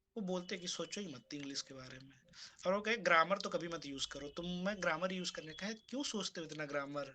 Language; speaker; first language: Hindi; native; Hindi